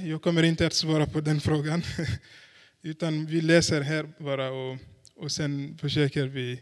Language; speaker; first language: Swedish; non-native, fluent; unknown